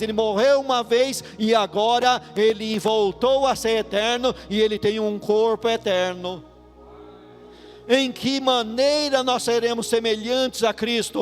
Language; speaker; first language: Portuguese; native; Portuguese